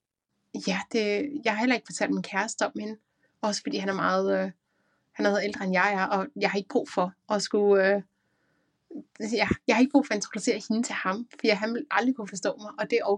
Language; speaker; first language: Danish; native; Danish